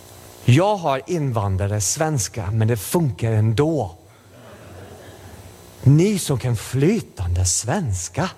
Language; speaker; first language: Swedish; non-native, fluent; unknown